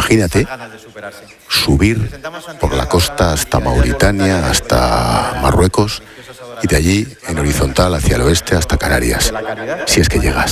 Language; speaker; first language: Spanish; native; Spanish